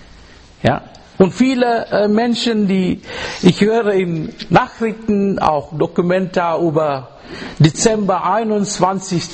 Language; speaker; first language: German; non-native, learner; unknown